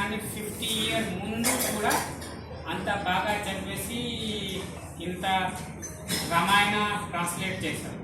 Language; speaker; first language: Telugu; non-native, learner; Hindi